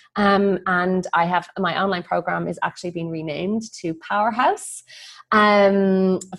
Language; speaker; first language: English; native; English